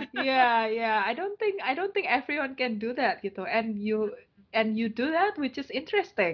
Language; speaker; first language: English; non-native, fluent; Indonesian